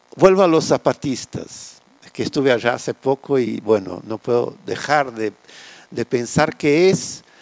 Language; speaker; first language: Spanish; non-native, fluent; Hungarian